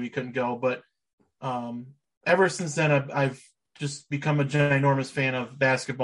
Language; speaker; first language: English; native; English